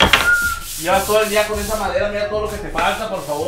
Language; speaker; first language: Spanish; native; Spanish